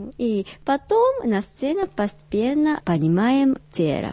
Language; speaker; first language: Russian; non-native, learner; Japanese